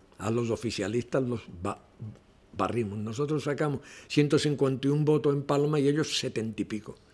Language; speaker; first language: Spanish; non-native, local second language; Catalan